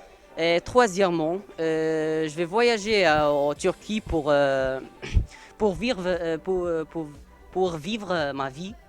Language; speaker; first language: French; non-native, learner; Arabic